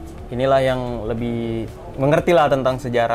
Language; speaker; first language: Indonesian; native; Indonesian